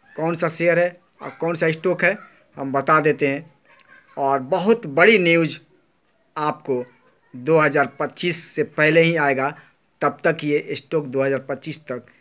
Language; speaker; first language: Hindi; native; Hindi